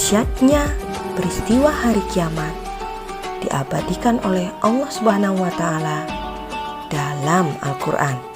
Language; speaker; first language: Indonesian; native; Indonesian